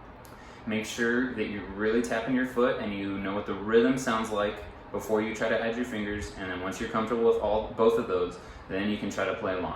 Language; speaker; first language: English; native; English